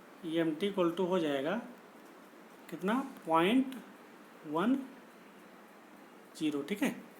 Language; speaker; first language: Hindi; native; Hindi